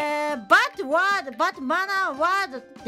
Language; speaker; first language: English; non-native, learner; Japanese